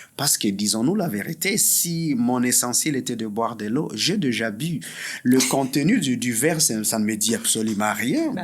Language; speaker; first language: French; non-native, local second language; Swahili